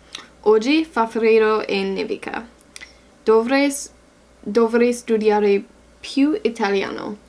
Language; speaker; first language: Italian; non-native, learner; English